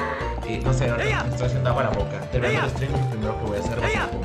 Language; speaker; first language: Spanish; native; Spanish